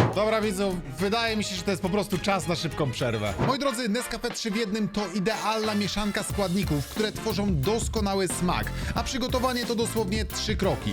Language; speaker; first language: Polish; native; Polish